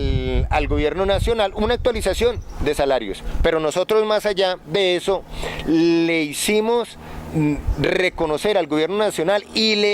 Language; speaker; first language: Spanish; native; Spanish